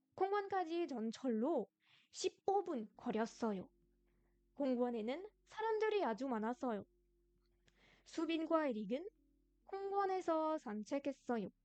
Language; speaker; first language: Korean; non-native, fluent; French